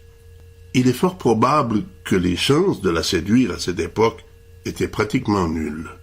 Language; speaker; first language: French; native; French